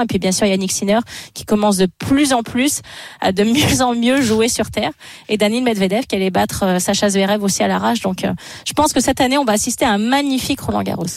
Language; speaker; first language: French; native; French